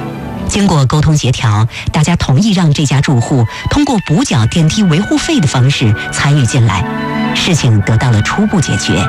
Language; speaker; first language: Chinese; native; Chinese